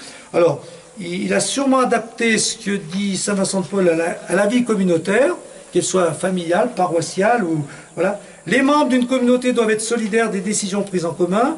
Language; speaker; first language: French; native; French